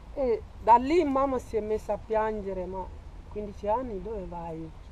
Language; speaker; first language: Italian; non-native, fluent; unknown